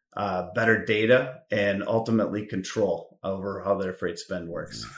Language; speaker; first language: English; native; English